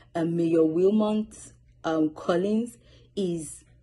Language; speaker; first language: English; non-native, local second language; Yoruba